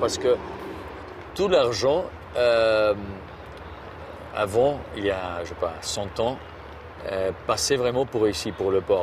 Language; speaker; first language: French; non-native, fluent; Spanish